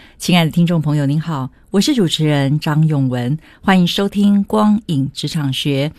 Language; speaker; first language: Chinese; native; Chinese